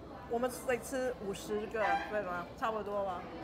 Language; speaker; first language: Chinese; early bilingual, other home language; English